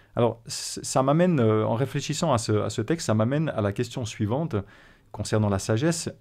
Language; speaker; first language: French; native; French